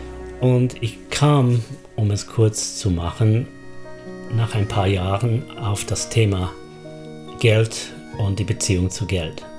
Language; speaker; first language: German; non-native, fluent; English